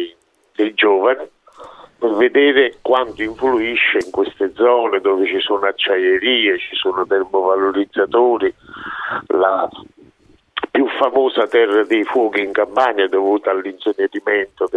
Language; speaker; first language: Italian; native; Italian